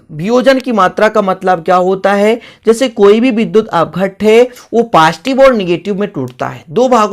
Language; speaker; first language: Hindi; native; Hindi